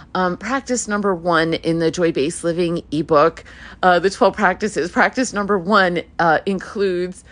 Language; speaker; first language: English; early bilingual, other home language; Hebrew